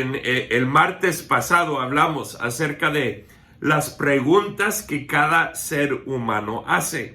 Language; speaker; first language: Spanish; non-native, fluent; English